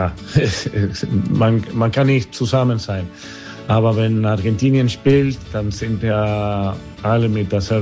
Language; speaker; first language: German; non-native, fluent; Spanish